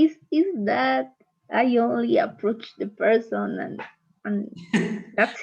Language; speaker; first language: English; non-native, learner; Spanish